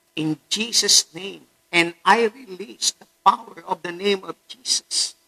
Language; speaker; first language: English; non-native, local second language; Filipino